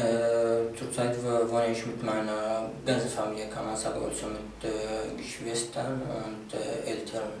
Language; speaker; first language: German; non-native, learner; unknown